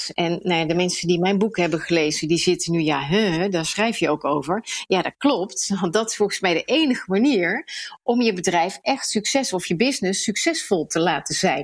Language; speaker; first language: Dutch; native; Dutch